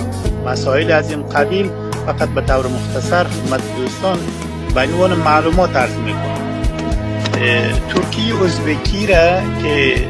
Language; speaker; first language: Persian; non-native, local second language; Uzbek